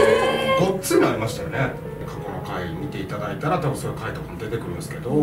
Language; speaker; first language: Japanese; native; Japanese